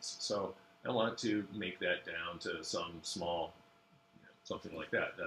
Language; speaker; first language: English; native; English